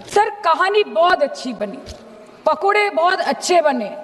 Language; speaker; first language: Hindi; non-native, local second language; Bangla